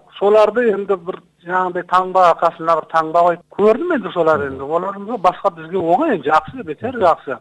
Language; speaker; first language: Kazakh; early bilingual, heritage; Kazakh